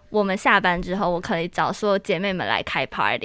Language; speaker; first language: Chinese; native; Chinese